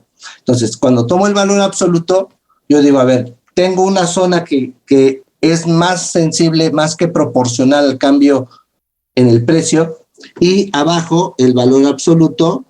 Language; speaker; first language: Spanish; native; Spanish